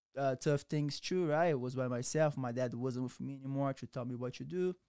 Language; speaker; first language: English; non-native, learner; Portuguese